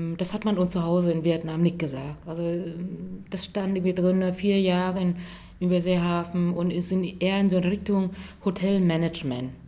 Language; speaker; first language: German; non-native, fluent; Vietnamese